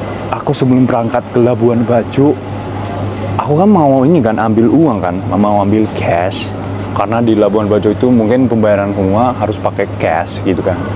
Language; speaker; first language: Indonesian; non-native, fluent; Japanese